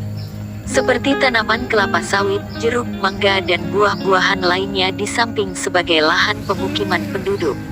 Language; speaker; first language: Indonesian; native; Indonesian